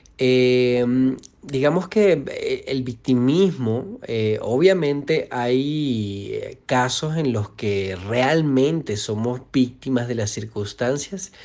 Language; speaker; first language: Spanish; native; Spanish